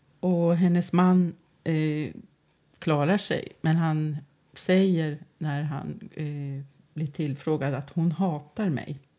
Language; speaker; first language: Swedish; native; Swedish